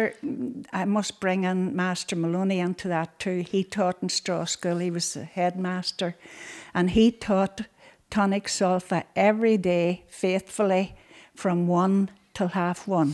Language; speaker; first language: English; native; English